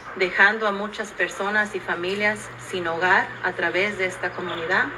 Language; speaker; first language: Spanish; early bilingual, other home language; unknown